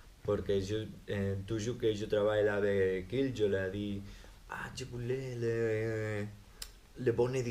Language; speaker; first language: French; non-native, learner; Spanish